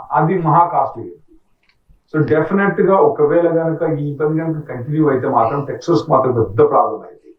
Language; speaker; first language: Telugu; native; Telugu